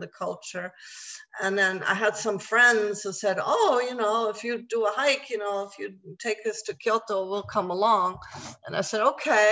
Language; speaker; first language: English; non-native, fluent; German